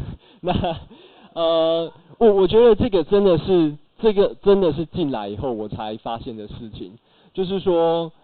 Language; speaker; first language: Chinese; native; Chinese